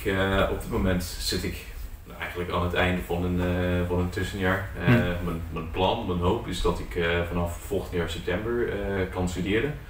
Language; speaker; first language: Dutch; non-native, fluent; English